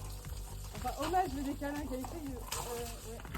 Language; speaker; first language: French; native; French